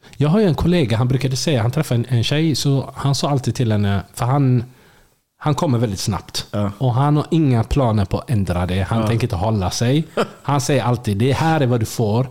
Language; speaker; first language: Swedish; early bilingual, other home language; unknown